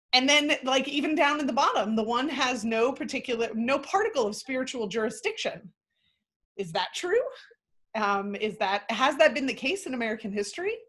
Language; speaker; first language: English; native; English